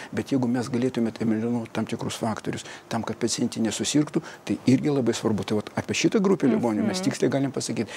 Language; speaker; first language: Lithuanian; non-native, fluent; Russian